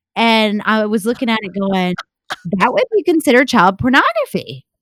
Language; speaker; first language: English; native; English